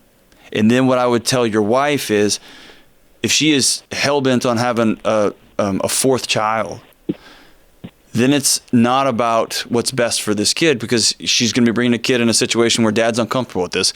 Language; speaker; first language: English; native; English